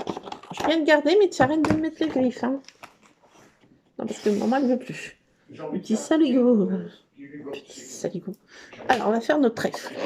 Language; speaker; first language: French; native; French